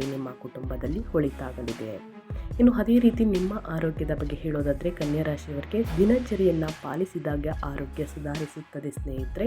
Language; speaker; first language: Kannada; native; Kannada